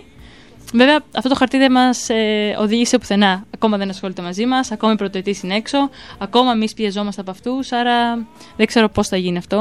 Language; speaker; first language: Greek; native; Greek